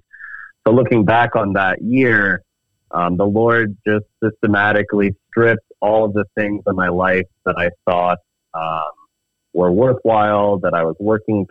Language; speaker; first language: English; native; English